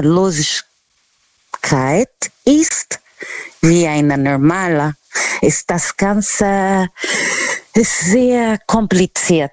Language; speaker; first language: German; non-native, learner; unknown